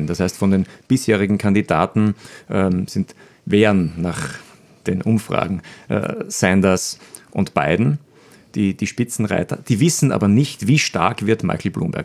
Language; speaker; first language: German; native; German